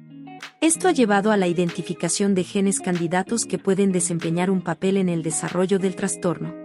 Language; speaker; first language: Spanish; native; Spanish